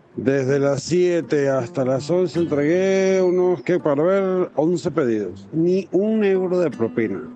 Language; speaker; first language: Spanish; native; Spanish